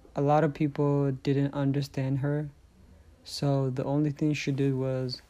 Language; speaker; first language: English; non-native, fluent; Tigrinya